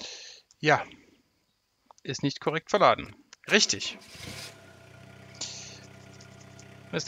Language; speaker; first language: German; native; German